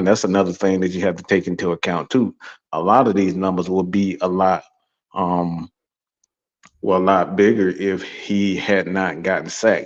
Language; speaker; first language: English; native; English